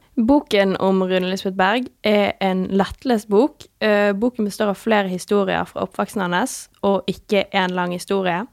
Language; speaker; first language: Norwegian; native; Norwegian